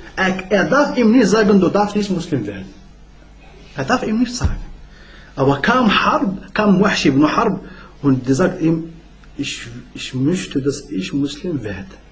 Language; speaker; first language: German; non-native, learner; Arabic